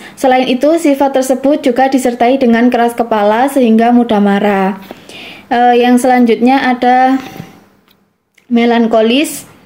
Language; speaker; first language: Indonesian; native; Indonesian